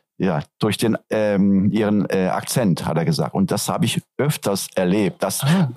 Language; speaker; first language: German; non-native, fluent; Turkish